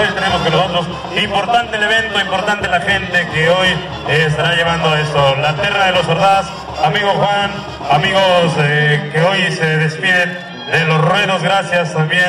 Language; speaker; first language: Spanish; native; Spanish